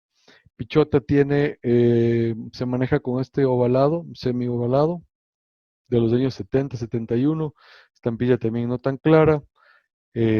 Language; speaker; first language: Spanish; native; Spanish